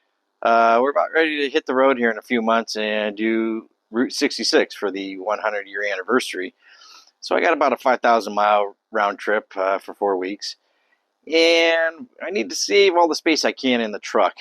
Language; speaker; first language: English; native; English